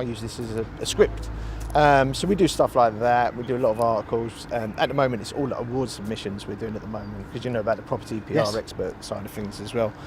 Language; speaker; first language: English; native; English